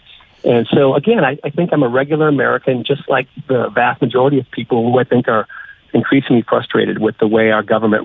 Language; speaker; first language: English; native; English